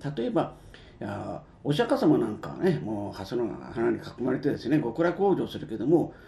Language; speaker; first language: Japanese; native; Japanese